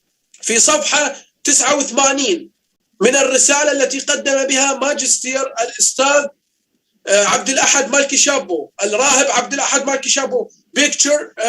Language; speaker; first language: Arabic; native; Arabic